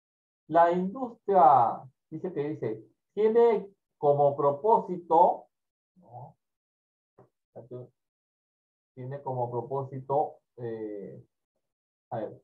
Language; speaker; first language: Spanish; native; Spanish